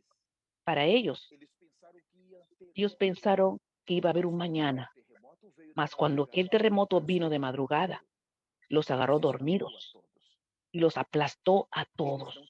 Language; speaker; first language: Spanish; non-native, fluent; Portuguese